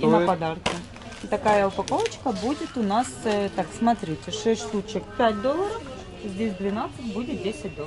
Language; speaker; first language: Russian; native; Russian